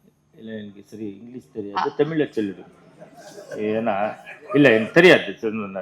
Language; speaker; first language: Tamil; non-native, learner; Kannada